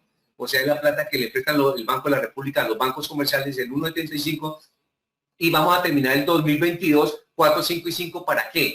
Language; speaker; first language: Spanish; native; Spanish